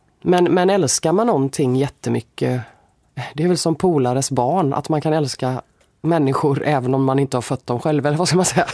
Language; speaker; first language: Swedish; native; Swedish